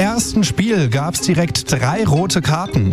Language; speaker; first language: German; native; German